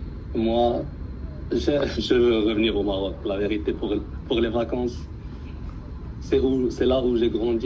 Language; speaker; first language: French; early bilingual, heritage; Arabic